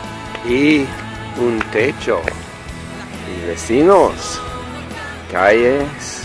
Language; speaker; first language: Spanish; non-native, learner; English